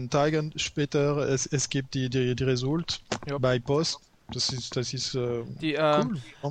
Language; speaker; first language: German; non-native, learner; French